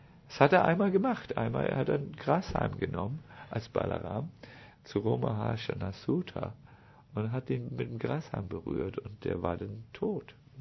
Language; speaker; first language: German; native; German